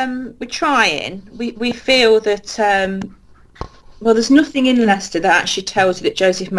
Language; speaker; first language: English; native; English